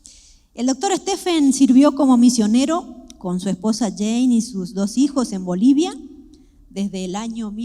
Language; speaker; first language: Spanish; native; Spanish